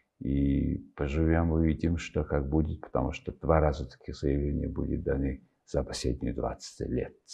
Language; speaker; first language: Russian; non-native, fluent; Mongolian